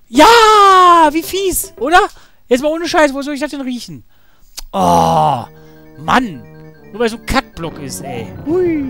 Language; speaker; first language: German; native; German